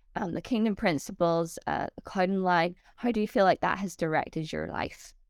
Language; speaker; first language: English; native; English